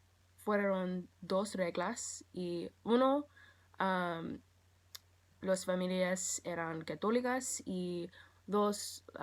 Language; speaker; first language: Spanish; non-native, learner; English